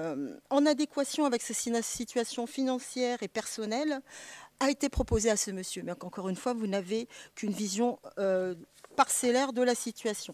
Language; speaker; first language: French; native; French